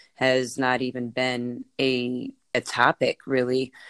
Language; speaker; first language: English; native; English